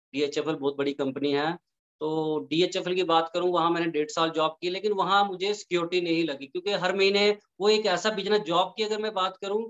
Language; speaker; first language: Hindi; native; Hindi